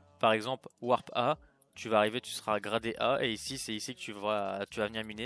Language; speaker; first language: French; native; French